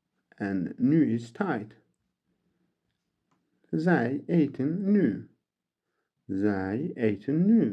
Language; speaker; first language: Dutch; non-native, learner; Turkish